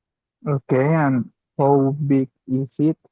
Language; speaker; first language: English; non-native, learner; Spanish